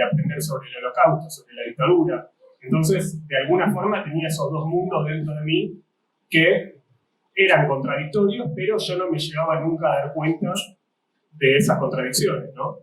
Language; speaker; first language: Spanish; native; Spanish